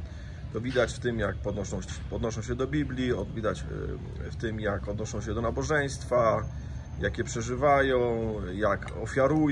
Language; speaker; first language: Polish; native; Polish